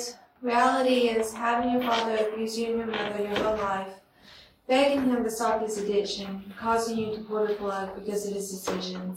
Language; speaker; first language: English; native; English